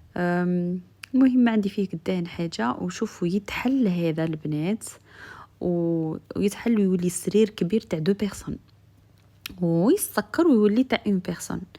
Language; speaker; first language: Arabic; native; Arabic